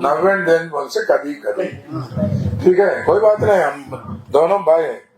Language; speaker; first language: Hindi; non-native, learner; Nepali